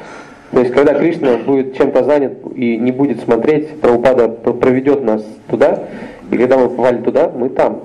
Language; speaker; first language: Russian; native; Russian